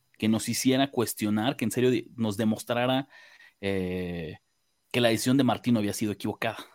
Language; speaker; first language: Spanish; native; Spanish